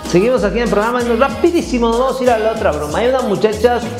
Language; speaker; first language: Spanish; native; Spanish